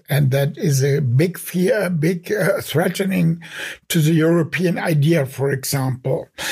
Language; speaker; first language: English; non-native, fluent; German